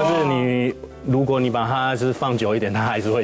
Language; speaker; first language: Chinese; native; Chinese